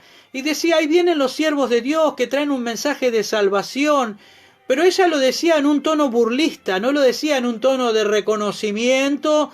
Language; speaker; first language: Spanish; native; Spanish